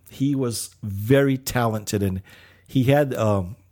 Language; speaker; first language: English; early bilingual, other home language; Filipino